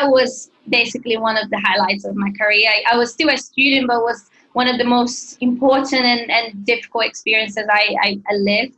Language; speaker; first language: English; non-native, fluent; Portuguese